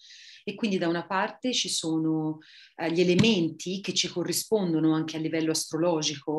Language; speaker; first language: Italian; native; Italian